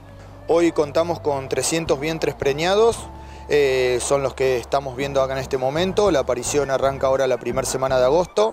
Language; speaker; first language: Spanish; native; Spanish